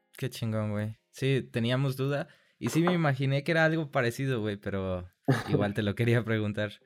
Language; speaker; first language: Spanish; native; Spanish